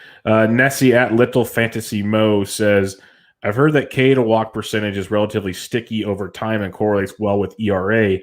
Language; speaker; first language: English; native; English